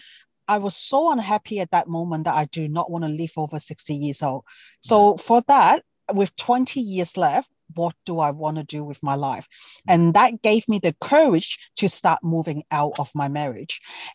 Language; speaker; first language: English; non-native, local second language; Cantonese